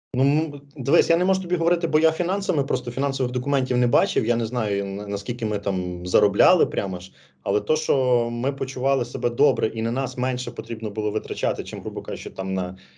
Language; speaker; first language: Ukrainian; native; Ukrainian